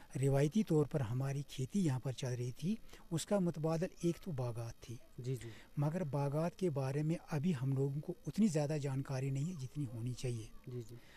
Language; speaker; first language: Hindi; non-native, local second language; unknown